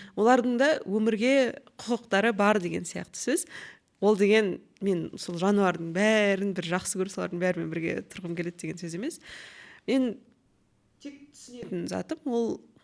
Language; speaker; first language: Kazakh; native; Kazakh